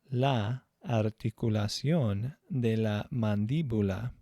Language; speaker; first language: Spanish; non-native, fluent; English